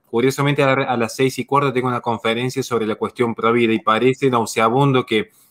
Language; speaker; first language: Spanish; native; Spanish